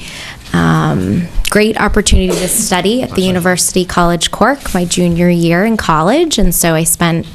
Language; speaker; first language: English; native; English